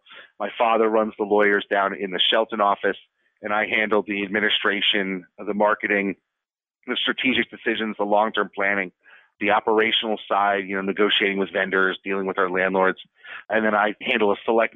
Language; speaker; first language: English; native; English